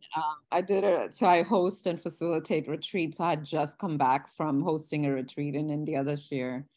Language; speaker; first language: English; non-native, local second language; Gujarati